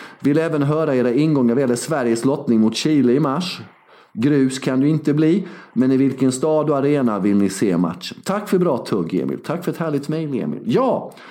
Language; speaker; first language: Swedish; early bilingual, other home language; Serbian